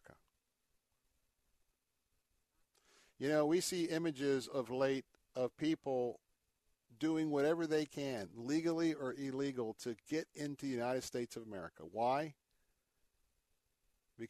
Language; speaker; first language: English; native; English